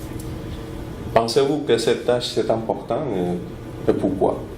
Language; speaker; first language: French; non-native, fluent; Spanish